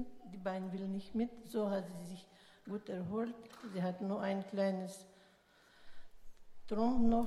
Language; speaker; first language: German; non-native, fluent; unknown